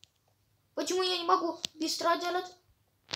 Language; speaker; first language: Russian; early bilingual, heritage; Russian